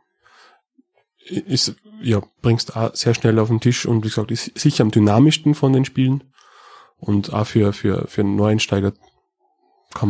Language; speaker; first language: German; native; German